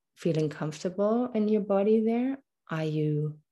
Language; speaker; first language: English; non-native, fluent; German